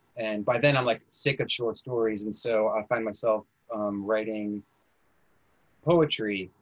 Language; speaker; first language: English; native; English